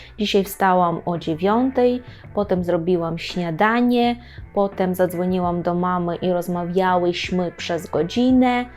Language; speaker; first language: Polish; non-native, fluent; Ukrainian